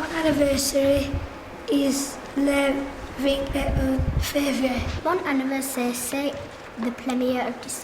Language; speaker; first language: French; non-native, learner; English